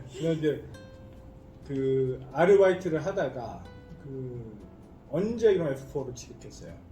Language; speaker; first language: Korean; native; Korean